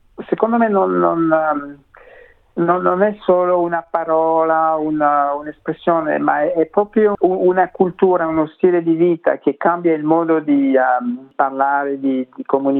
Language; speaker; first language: Italian; non-native, fluent; French